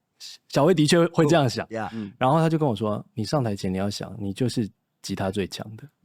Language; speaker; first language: Chinese; native; Chinese